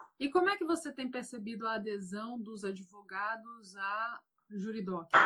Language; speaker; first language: Portuguese; native; Portuguese